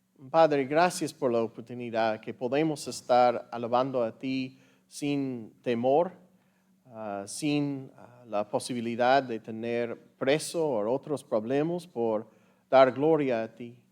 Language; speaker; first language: Spanish; non-native, fluent; English